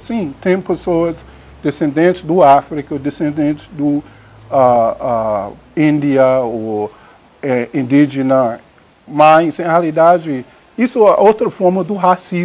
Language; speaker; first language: Portuguese; non-native, learner; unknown